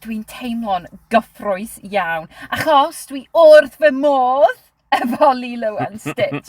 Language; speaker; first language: Welsh; non-native, learner; English